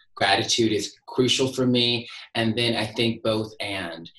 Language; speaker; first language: English; native; English